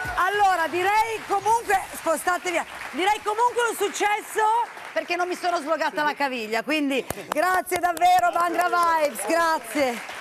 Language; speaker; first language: Italian; early bilingual, heritage; Italian